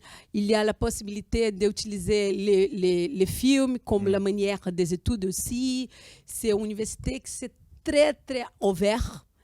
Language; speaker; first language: French; non-native, fluent; Portuguese